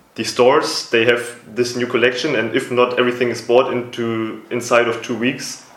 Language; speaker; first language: English; non-native, fluent; German